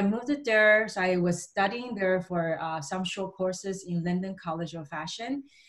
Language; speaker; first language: English; native; English